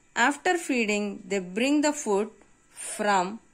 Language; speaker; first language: English; non-native, local second language; Telugu